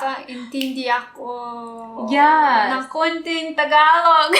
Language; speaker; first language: Filipino; non-native, learner; Russian